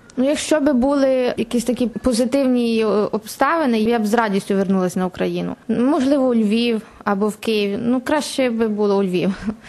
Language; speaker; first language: Ukrainian; native; Ukrainian